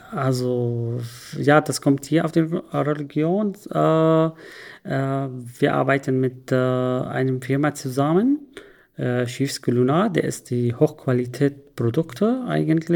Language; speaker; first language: German; non-native, learner; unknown